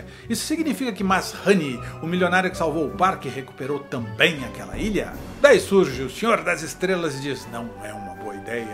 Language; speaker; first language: Portuguese; native; Portuguese